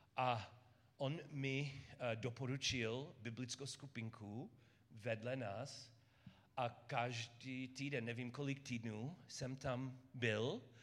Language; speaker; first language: Czech; non-native, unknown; English